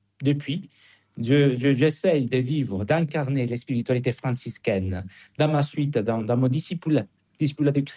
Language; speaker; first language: French; non-native, fluent; Spanish